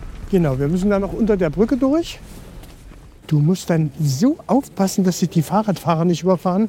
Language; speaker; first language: German; native; German